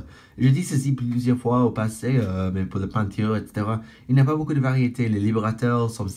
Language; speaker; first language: French; non-native, fluent; English